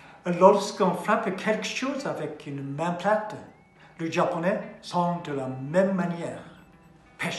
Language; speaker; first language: French; non-native, learner; Japanese